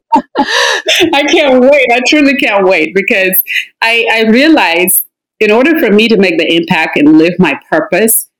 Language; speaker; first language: English; non-native, fluent; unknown